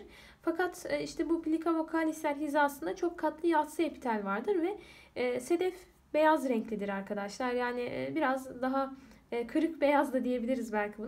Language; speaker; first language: Turkish; native; Turkish